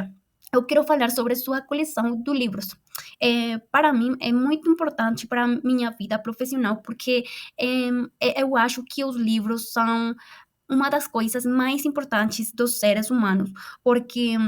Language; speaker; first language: Portuguese; non-native, fluent; Spanish